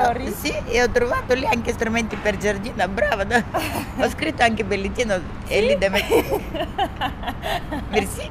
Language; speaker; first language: Italian; non-native, learner; Bulgarian